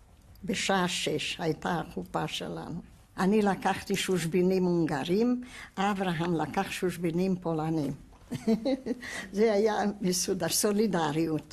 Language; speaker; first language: Hebrew; non-native, fluent; Hungarian